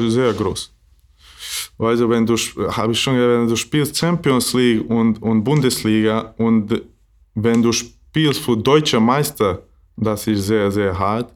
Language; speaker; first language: German; non-native, learner; Bosnian